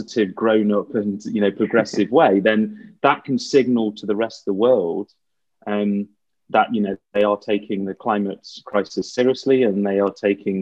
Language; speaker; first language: English; native; English